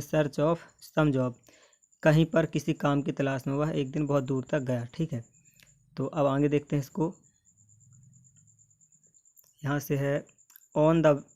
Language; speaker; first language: Hindi; native; Hindi